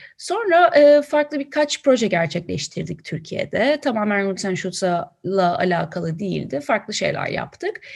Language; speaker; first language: Turkish; native; Turkish